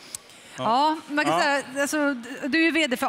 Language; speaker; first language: Swedish; native; Swedish